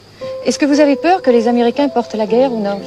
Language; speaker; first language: French; native; French